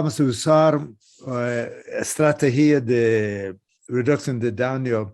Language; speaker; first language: Spanish; non-native, learner; English